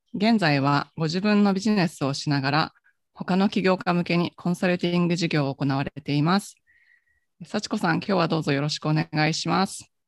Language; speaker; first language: Japanese; native; Japanese